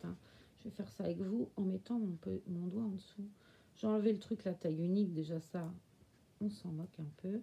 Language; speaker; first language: French; native; French